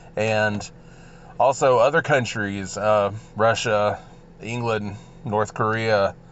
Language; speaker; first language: English; native; English